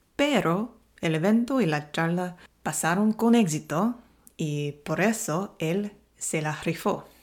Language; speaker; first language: Spanish; native; Spanish